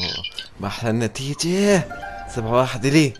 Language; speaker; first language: Arabic; native; Arabic